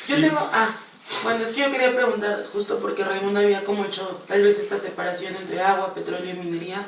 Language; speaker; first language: Spanish; native; Spanish